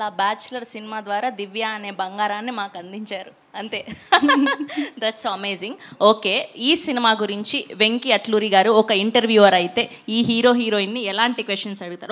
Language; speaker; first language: Telugu; native; Telugu